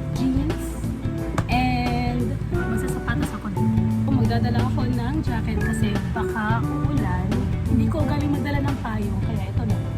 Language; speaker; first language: Filipino; non-native, local second language; Cebuano